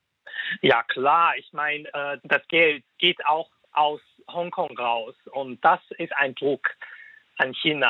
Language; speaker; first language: German; non-native, fluent; Cantonese